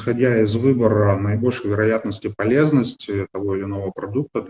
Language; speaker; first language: Russian; native; Russian